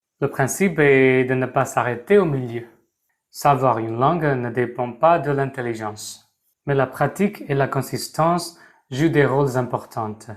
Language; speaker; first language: French; non-native, fluent; Burmese